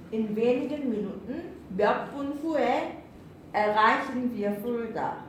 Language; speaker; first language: German; non-native, learner; Korean